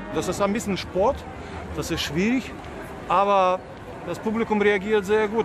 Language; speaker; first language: German; non-native, fluent; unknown